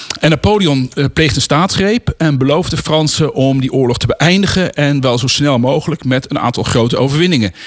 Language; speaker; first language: Dutch; native; Dutch